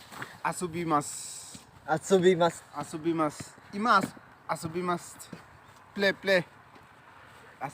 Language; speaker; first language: Japanese; non-native, learner; Bangla